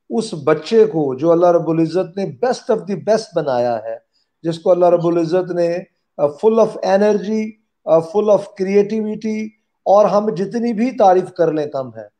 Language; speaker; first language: Urdu; non-native, local second language; Punjabi